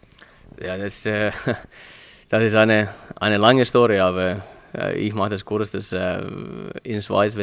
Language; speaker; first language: German; non-native, learner; Finnish